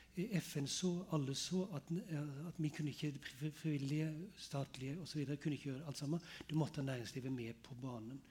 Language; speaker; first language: Norwegian; native; Norwegian